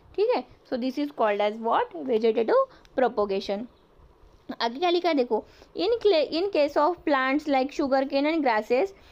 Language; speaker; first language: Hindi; non-native, local second language; Marathi